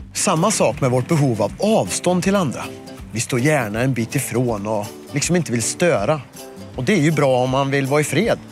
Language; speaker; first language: Swedish; native; Swedish